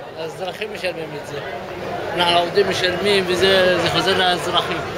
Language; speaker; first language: Hebrew; non-native, local second language; Arabic